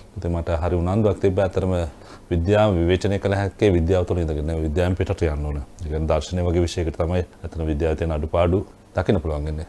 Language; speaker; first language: Sinhala; non-native, local second language; Tamil